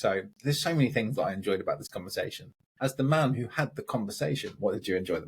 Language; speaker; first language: English; native; English